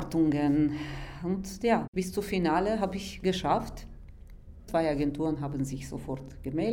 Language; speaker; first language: German; non-native, fluent; Armenian